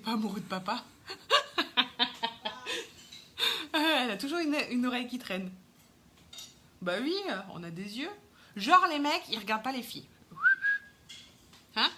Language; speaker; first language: French; native; French